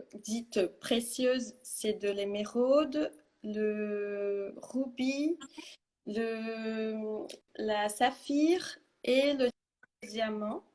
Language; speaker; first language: French; non-native, fluent; Portuguese